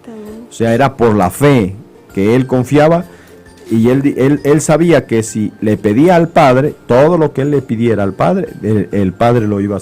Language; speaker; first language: Spanish; native; Spanish